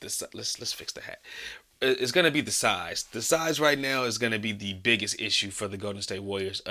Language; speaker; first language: English; native; English